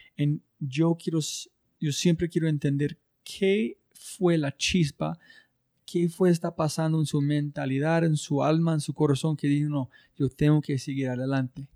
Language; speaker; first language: Spanish; non-native, learner; English